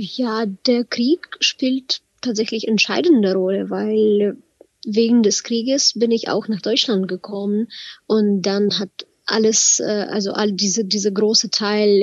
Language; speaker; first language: German; non-native, fluent; Ukrainian